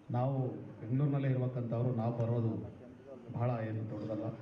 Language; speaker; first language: Kannada; non-native, local second language; Telugu